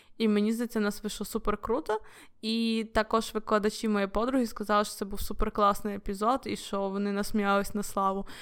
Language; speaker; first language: Ukrainian; non-native, local second language; Russian